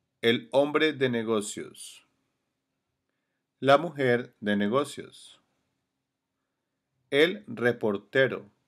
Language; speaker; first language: Spanish; non-native, learner; English